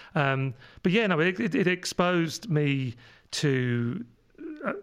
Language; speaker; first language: English; native; English